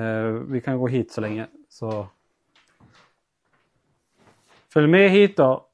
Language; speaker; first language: Swedish; native; Swedish